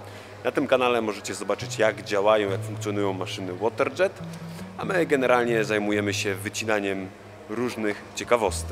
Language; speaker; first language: Polish; native; Polish